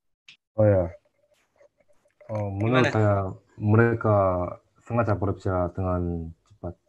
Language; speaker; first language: Indonesian; non-native, learner; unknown